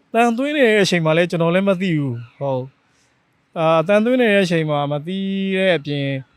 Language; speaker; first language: Burmese; native; Burmese